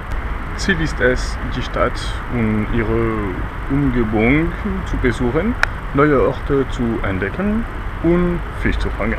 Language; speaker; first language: German; non-native, learner; French